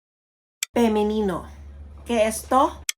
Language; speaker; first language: Spanish; non-native, learner; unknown